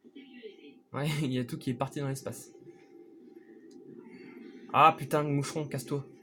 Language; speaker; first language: French; native; French